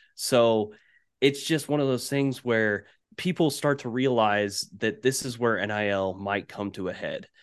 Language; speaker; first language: English; native; English